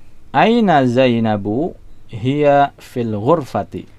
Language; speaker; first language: Arabic; non-native, fluent; Indonesian